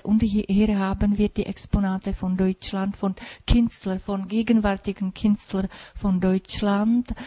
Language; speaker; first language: German; non-native, learner; Czech